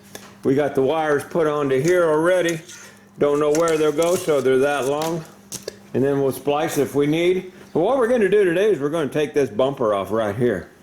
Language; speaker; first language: English; native; English